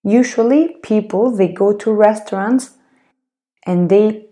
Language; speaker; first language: English; non-native, fluent; Spanish